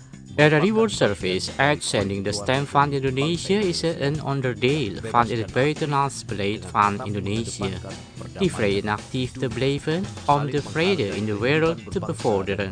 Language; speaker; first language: Dutch; non-native, learner; Indonesian